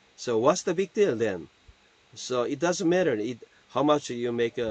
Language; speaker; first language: English; non-native, fluent; Korean